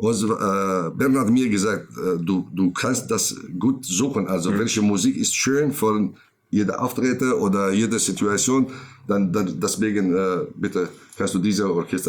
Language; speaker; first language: German; non-native, learner; Kurdish